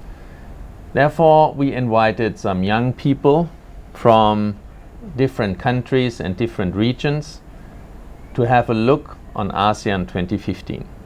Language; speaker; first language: English; non-native, fluent; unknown